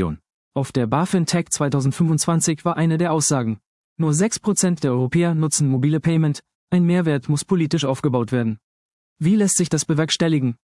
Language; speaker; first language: German; native; German